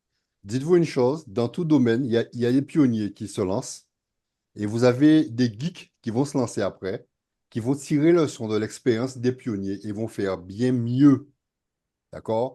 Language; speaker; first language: French; native; French